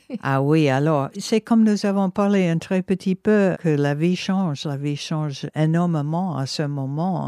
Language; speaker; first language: French; non-native, fluent; English